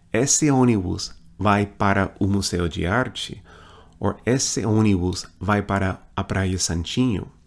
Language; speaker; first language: Portuguese; non-native, fluent; English